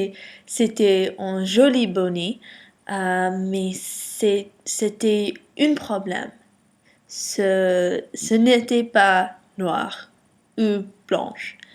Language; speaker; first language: French; non-native, learner; English